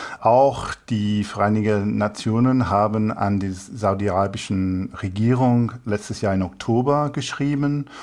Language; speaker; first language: German; non-native, fluent; English